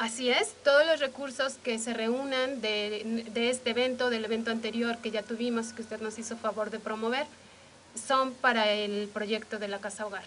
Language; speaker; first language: Spanish; native; Spanish